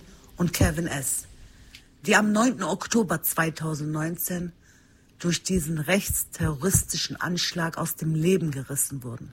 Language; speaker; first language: German; early bilingual, other home language; Turkish